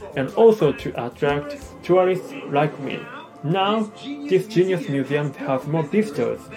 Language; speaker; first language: English; non-native, learner; Japanese